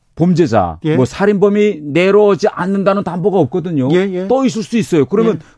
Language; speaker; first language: Korean; native; Korean